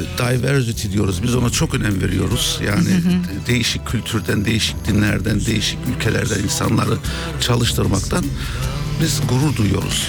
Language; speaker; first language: Turkish; early bilingual, heritage; German